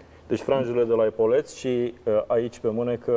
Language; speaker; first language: Romanian; native; Romanian